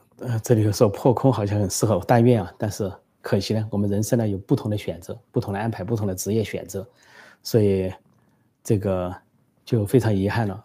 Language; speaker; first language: Chinese; native; Chinese